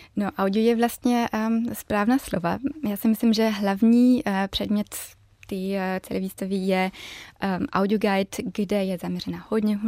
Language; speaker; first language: Czech; early bilingual, heritage; German